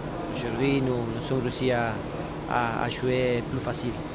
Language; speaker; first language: French; non-native, learner; Spanish